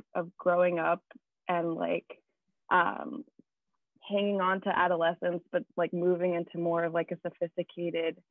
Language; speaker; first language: English; native; English